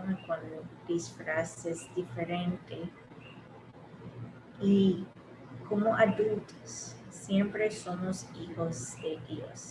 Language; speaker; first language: Spanish; early bilingual, heritage; English